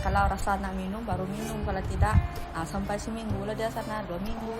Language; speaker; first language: Malay; native; Malay